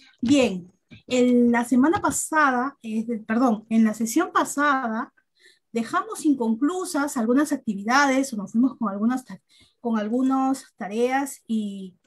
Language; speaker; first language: Spanish; native; Spanish